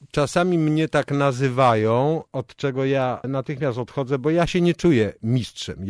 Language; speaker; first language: Polish; native; Polish